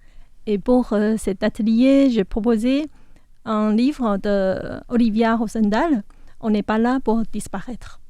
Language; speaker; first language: French; non-native, fluent; Chinese